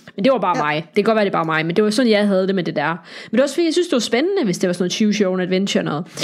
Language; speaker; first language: Danish; native; Danish